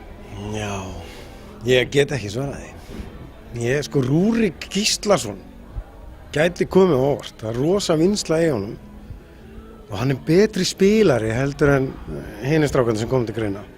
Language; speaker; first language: Icelandic; native; Icelandic